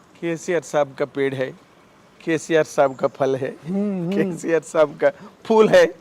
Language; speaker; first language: Hindi; non-native, local second language; Telugu